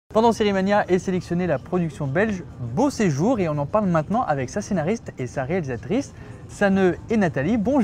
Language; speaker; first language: French; native; French